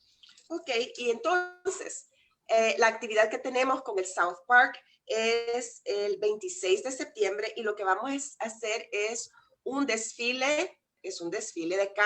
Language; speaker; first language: Spanish; native; Spanish